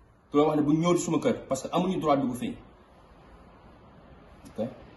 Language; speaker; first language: French; non-native, local second language; Wolof